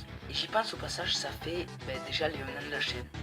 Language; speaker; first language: French; native; French